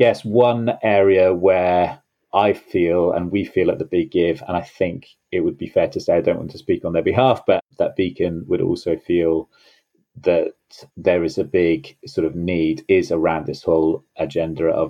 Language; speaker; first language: English; native; English